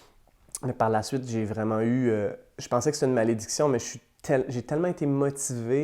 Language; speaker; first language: French; native; French